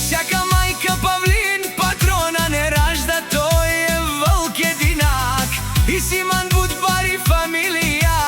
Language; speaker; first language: Bulgarian; non-native, local second language; Romany